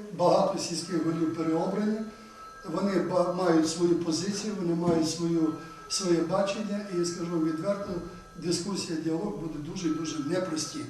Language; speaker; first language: Ukrainian; native; Ukrainian